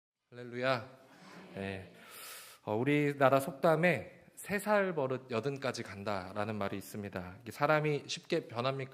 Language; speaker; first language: Korean; native; Korean